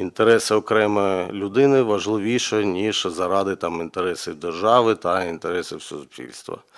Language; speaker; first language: Ukrainian; native; Ukrainian